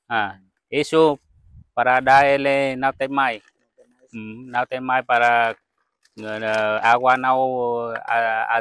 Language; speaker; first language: Portuguese; non-native, learner; Vietnamese